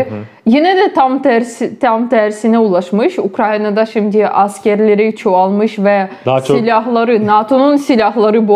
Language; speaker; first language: Turkish; non-native, fluent; Ukrainian